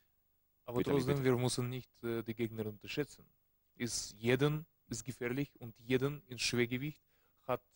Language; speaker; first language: German; non-native, learner; Russian